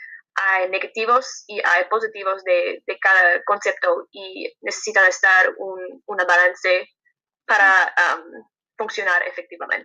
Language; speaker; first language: Spanish; non-native, learner; English